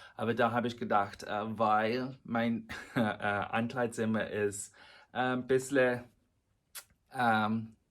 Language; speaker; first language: German; non-native, fluent; English